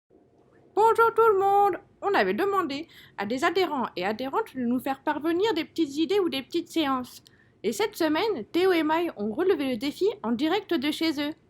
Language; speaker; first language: French; native; French